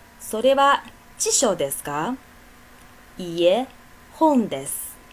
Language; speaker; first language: Japanese; non-native, fluent; Chinese